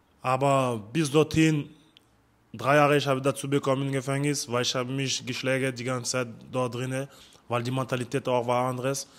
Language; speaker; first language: German; non-native, learner; French